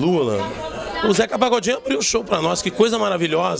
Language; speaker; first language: Portuguese; native; Portuguese